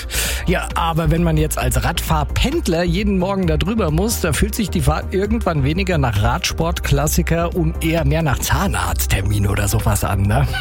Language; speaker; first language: German; native; German